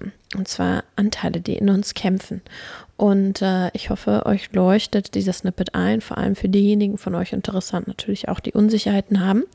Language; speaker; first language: German; native; German